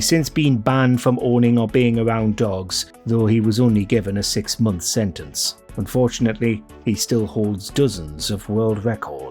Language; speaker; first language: English; native; English